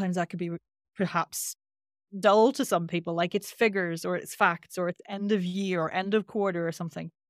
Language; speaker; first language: English; native; English